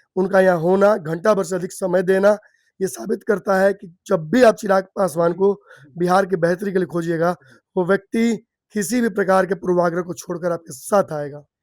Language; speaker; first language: Hindi; native; Hindi